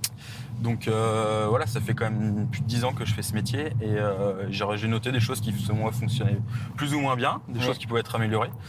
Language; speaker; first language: French; native; French